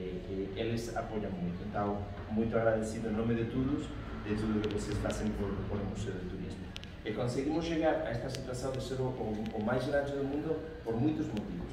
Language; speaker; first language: Portuguese; non-native, fluent; Spanish